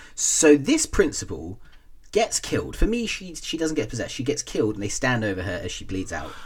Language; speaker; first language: English; native; English